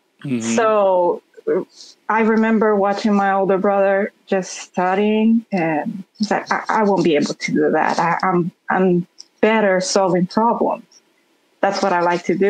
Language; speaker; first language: English; non-native, fluent; Spanish